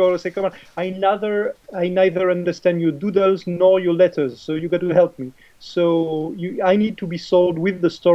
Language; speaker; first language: English; non-native, fluent; French